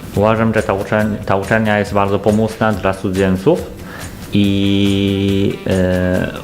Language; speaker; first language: Polish; non-native, learner; Chinese